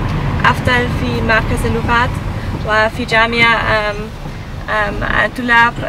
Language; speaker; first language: Arabic; non-native, learner; German